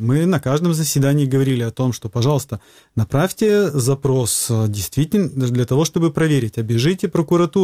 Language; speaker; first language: Russian; native; Russian